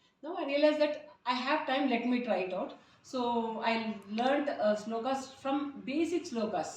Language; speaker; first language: English; non-native, local second language; Telugu